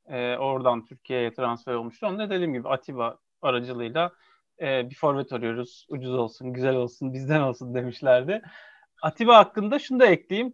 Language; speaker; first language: Turkish; native; Turkish